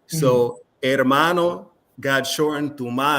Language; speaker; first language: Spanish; non-native, fluent; English